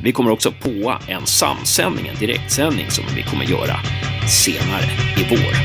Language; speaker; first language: Swedish; native; Swedish